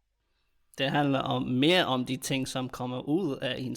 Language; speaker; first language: Danish; native; Danish